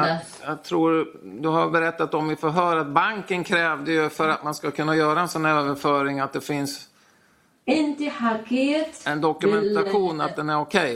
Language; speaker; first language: Swedish; native; Swedish